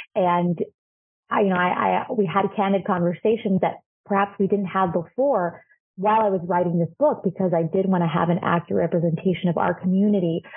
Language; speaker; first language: English; non-native, fluent; Spanish